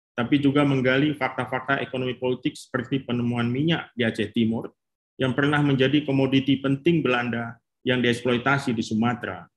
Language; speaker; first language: Indonesian; native; Indonesian